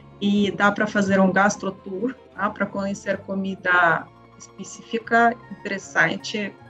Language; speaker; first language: Portuguese; non-native, learner; Russian